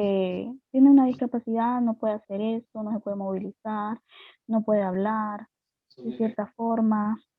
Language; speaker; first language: Spanish; native; Spanish